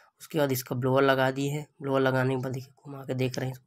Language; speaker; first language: Hindi; native; Hindi